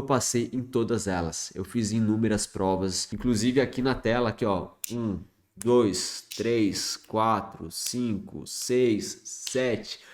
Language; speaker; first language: Portuguese; early bilingual, other home language; French